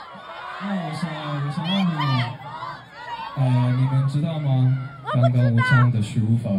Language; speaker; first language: Chinese; non-native, learner; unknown